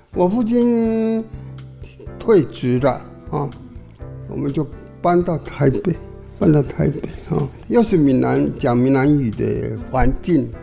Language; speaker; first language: Chinese; non-native, local second language; Min Nan Chinese